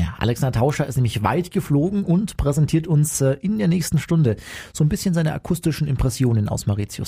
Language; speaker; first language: German; native; German